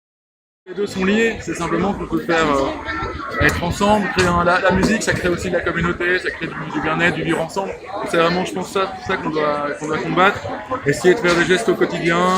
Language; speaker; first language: French; native; French